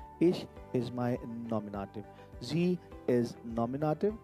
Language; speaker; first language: German; non-native, fluent; Hindi